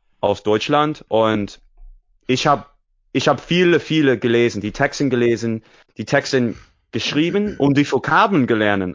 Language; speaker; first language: German; non-native, learner; English